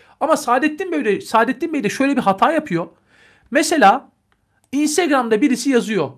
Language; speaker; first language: Turkish; native; Turkish